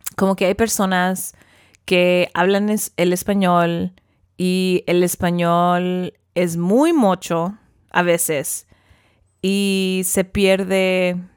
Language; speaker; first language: Spanish; early bilingual, heritage; Spanish